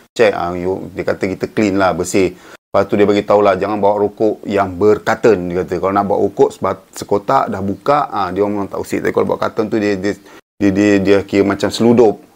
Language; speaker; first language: Malay; native; Malay